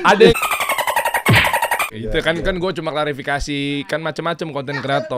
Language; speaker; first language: Indonesian; native; Indonesian